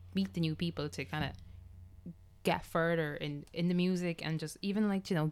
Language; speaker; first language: English; non-native, fluent; Polish